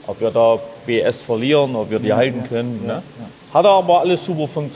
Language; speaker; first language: German; native; German